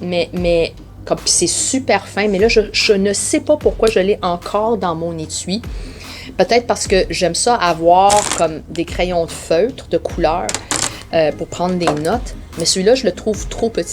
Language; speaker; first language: French; native; French